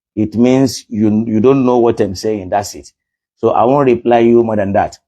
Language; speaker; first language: English; non-native, local second language; Yoruba